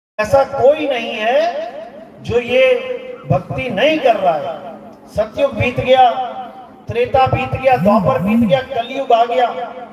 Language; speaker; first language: Hindi; native; Hindi